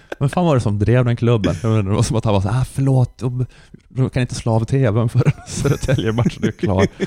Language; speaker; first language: Swedish; native; Swedish